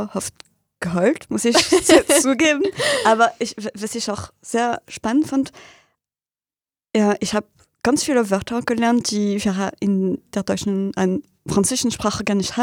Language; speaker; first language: German; non-native, fluent; French